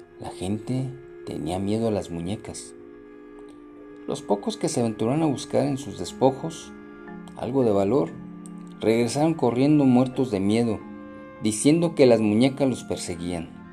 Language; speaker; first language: Spanish; native; Spanish